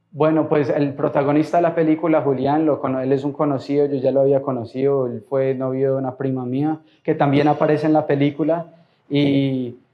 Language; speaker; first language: Spanish; early bilingual, heritage; Spanish